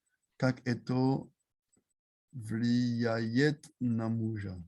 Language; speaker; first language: Russian; non-native, learner; French